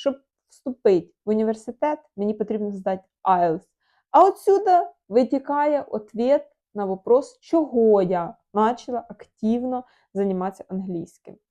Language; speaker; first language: Ukrainian; non-native, local second language; Russian